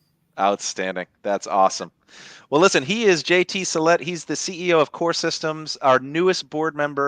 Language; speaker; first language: English; native; English